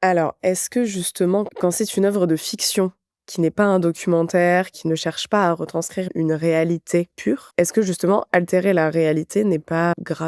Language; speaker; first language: French; native; French